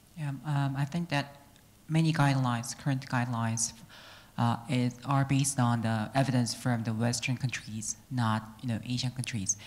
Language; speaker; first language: English; non-native, fluent; Korean